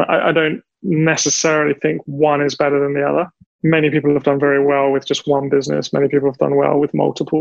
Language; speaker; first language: English; native; English